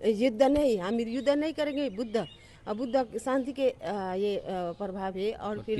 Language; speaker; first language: Hindi; non-native, learner; Nepali